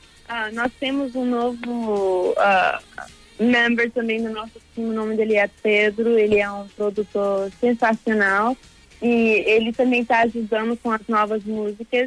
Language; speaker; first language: Portuguese; early bilingual, heritage; Portuguese